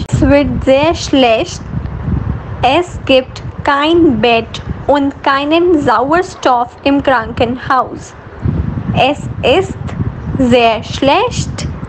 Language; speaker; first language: German; non-native, learner; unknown